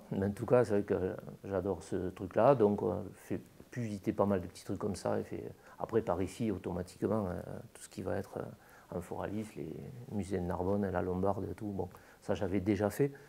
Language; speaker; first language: French; native; French